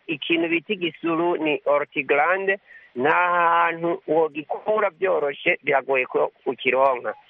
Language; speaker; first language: Rundi; native; Rundi